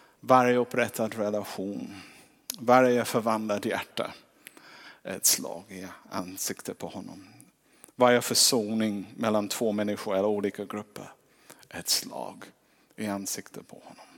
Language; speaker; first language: Swedish; non-native, fluent; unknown